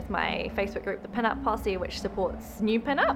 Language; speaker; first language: English; native; English